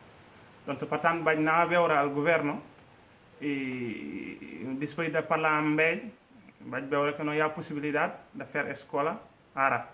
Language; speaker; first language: Catalan; non-native, fluent; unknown